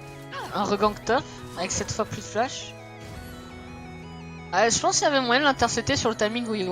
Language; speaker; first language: French; native; French